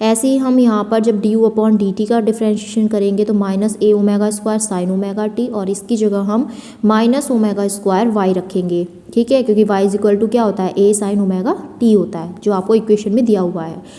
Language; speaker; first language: Hindi; native; Hindi